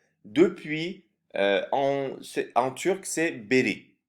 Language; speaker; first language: French; non-native, fluent; Turkish